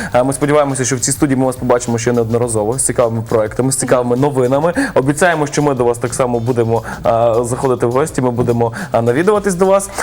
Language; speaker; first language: Ukrainian; native; Ukrainian